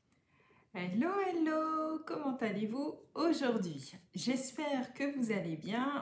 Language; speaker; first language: French; native; French